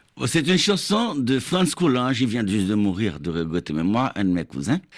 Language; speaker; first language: French; native; French